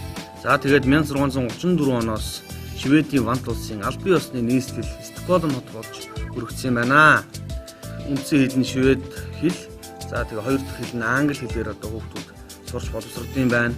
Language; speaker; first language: Mongolian; native; Mongolian